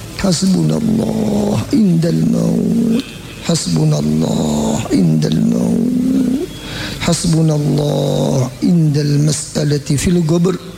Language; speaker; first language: Arabic; non-native, fluent; Javanese